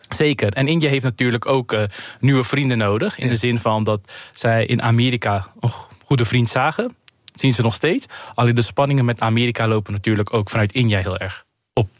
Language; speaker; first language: Dutch; native; Dutch